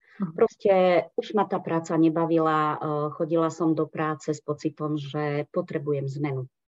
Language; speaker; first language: Slovak; non-native, local second language; Hungarian